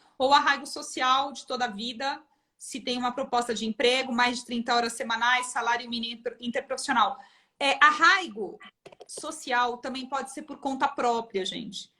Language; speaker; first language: Portuguese; native; Portuguese